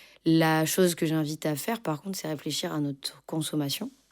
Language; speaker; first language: French; native; French